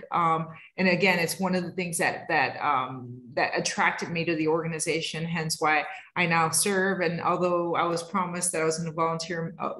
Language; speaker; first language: English; native; English